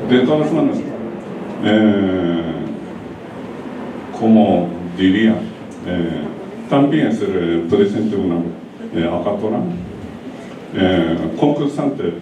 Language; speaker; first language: Spanish; non-native, learner; Japanese